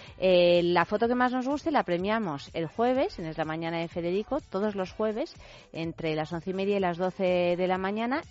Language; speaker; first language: Spanish; native; Spanish